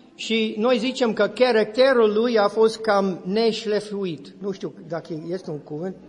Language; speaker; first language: Romanian; non-native, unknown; English